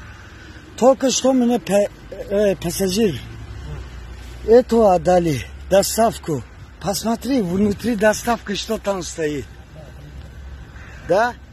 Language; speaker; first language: Russian; non-native, learner; Tajik